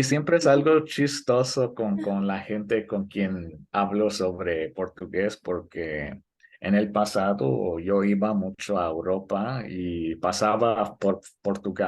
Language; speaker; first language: Spanish; early bilingual, heritage; Spanish